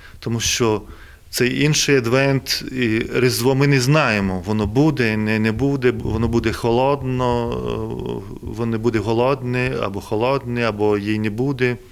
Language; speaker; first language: Ukrainian; non-native, fluent; Lithuanian